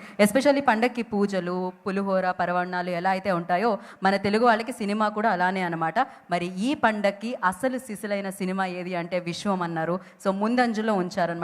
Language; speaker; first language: Telugu; native; Telugu